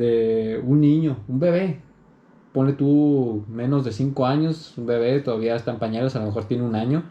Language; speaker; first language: Spanish; native; Spanish